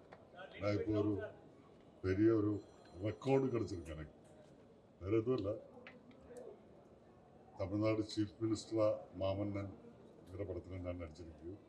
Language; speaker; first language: Tamil; non-native, learner; Malayalam